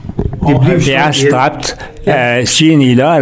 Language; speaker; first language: Danish; native; Danish